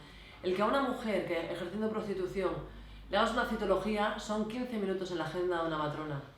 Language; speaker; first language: Spanish; native; Spanish